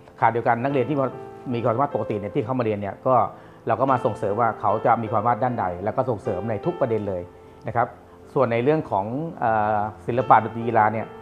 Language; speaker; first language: Thai; native; Thai